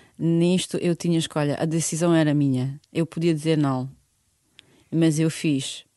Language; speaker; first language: Portuguese; non-native, fluent; Bosnian